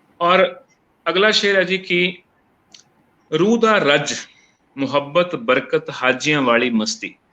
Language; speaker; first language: Punjabi; native; Punjabi